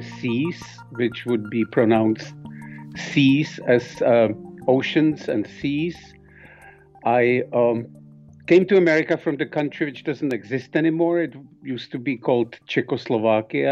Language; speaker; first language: English; non-native, fluent; Czech